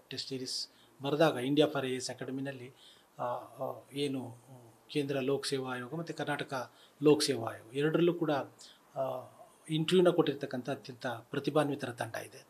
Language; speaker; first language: Kannada; native; Kannada